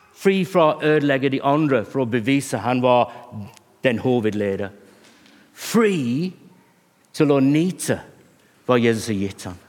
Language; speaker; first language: Norwegian; non-native, fluent; English